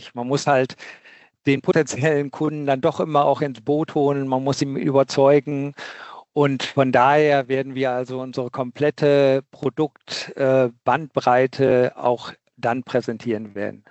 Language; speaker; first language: German; native; German